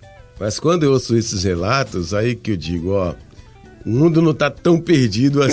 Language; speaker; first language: Portuguese; native; Portuguese